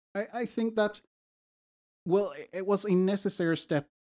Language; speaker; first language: English; non-native, fluent; Swedish